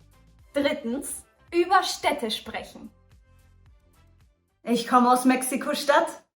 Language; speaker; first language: German; early bilingual, other home language; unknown